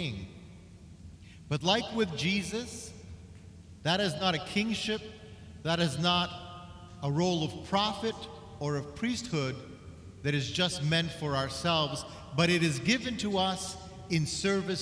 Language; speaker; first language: English; native; English